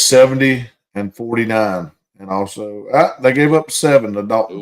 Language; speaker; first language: English; native; English